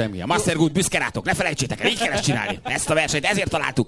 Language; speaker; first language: Hungarian; native; Hungarian